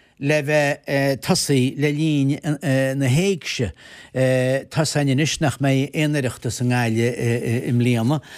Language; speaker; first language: Irish; native; Irish